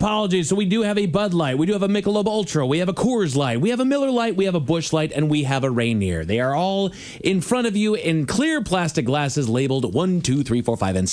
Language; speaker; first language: English; native; English